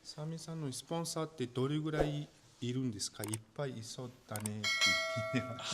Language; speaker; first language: Japanese; non-native, fluent; Mongolian